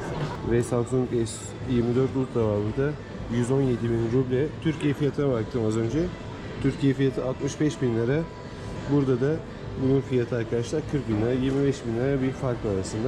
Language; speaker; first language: Turkish; native; Turkish